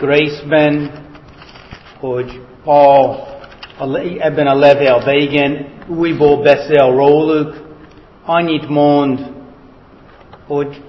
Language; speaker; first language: Hungarian; non-native, fluent; English